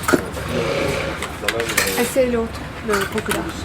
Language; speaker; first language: French; non-native, fluent; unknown